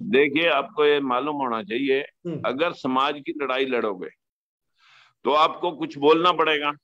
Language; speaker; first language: Hindi; native; Hindi